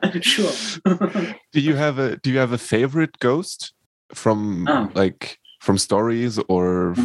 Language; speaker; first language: English; non-native, fluent; German